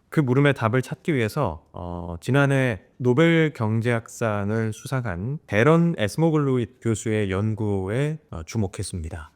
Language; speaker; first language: Korean; native; Korean